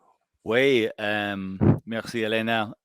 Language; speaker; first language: French; non-native, fluent; English